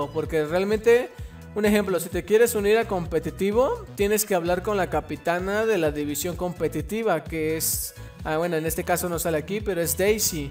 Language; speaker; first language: Spanish; native; Spanish